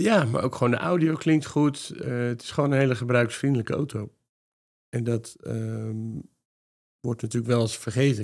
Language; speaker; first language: Dutch; native; Dutch